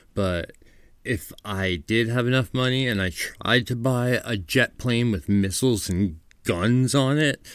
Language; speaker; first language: English; native; English